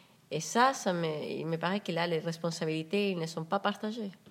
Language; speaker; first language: French; non-native, fluent; Spanish